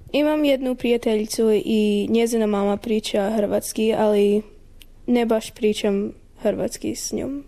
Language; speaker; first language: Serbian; early bilingual, heritage; Croatian